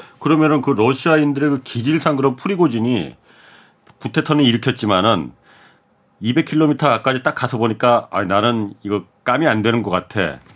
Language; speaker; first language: Korean; native; Korean